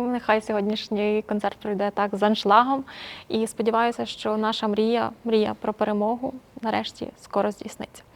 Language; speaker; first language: Ukrainian; native; Ukrainian